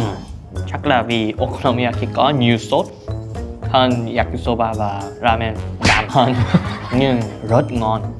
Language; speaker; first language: Vietnamese; non-native, fluent; Korean